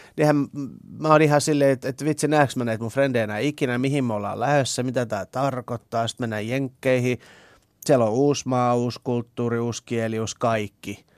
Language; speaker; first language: Finnish; early bilingual, other home language; Persian